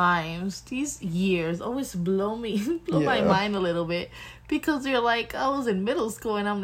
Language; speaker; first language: English; early bilingual, other home language; Spanish